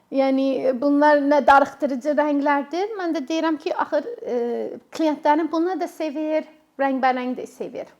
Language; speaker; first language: Azerbaijani; non-native, fluent; English